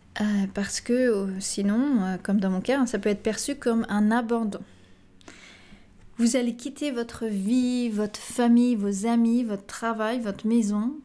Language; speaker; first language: French; native; French